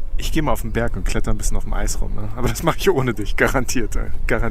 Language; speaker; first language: German; native; German